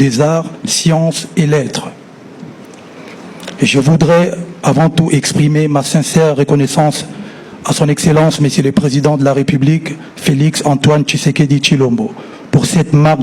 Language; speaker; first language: French; non-native, local second language; Lingala